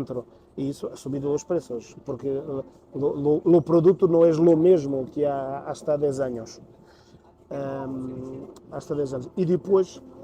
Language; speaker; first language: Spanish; non-native, learner; Portuguese